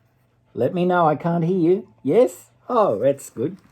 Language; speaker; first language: English; native; English